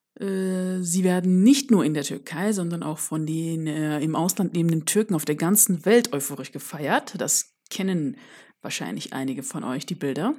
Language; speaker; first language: German; early bilingual, other home language; Turkish